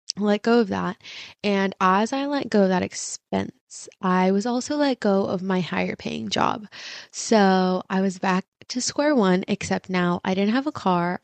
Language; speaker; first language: English; early bilingual, other home language; Spanish